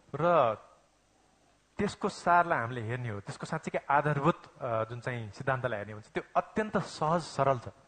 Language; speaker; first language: Nepali; native; Nepali